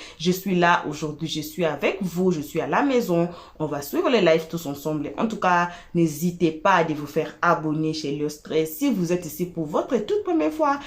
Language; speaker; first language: French; non-native, local second language; Lingala